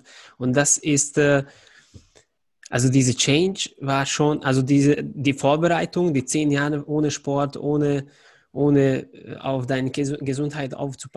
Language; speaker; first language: German; non-native, fluent; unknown